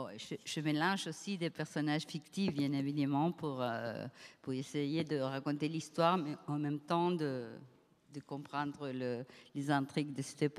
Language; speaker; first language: French; non-native, fluent; Spanish